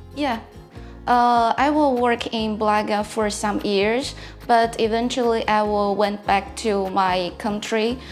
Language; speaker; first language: English; non-native, fluent; Chinese